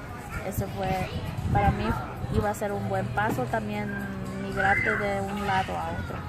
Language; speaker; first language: Spanish; early bilingual, other home language; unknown